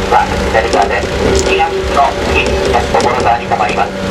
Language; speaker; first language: Japanese; native; Japanese